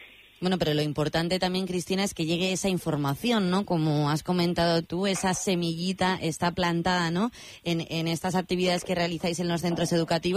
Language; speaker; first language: Spanish; native; Spanish